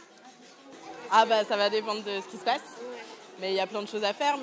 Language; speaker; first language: French; native; French